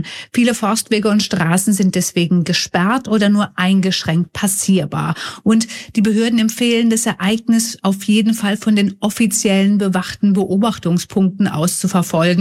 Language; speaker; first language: German; native; German